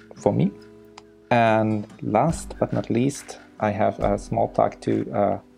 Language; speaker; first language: English; non-native, fluent; German